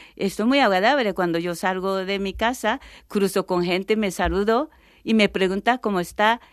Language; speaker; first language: Spanish; non-native, fluent; Japanese